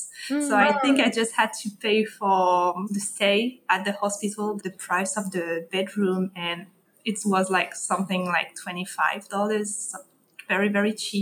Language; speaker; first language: English; non-native, fluent; French